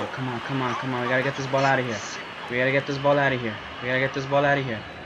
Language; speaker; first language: English; early bilingual, other home language; Spanish